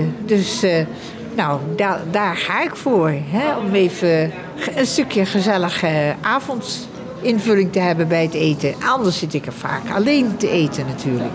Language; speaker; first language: Dutch; native; Dutch